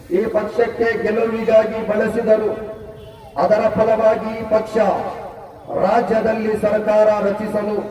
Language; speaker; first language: Kannada; non-native, local second language; Urdu